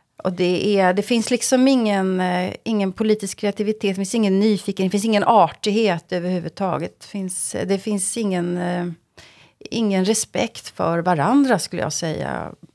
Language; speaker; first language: Swedish; native; Swedish